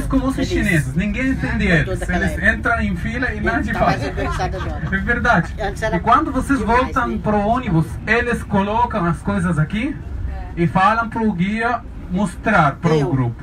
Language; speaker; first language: Portuguese; non-native, learner; Arabic